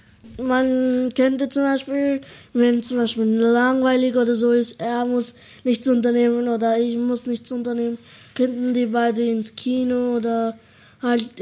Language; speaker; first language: German; early bilingual, other home language; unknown